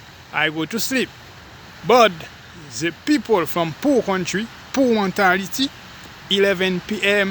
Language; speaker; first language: English; non-native, learner; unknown